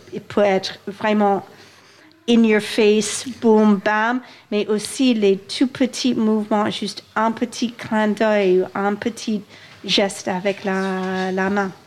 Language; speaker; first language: French; non-native, fluent; English